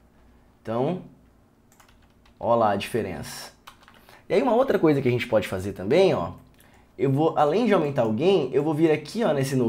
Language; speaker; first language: Portuguese; native; Portuguese